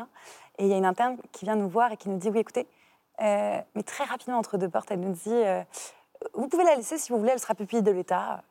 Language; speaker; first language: French; native; French